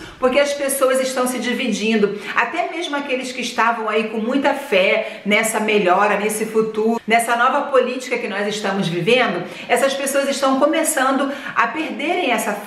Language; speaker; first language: Portuguese; native; Portuguese